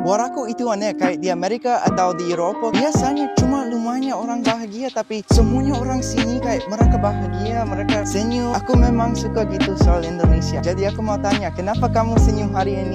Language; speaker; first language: Indonesian; non-native, learner; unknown